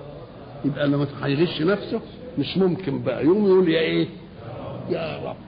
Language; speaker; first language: Arabic; native; Arabic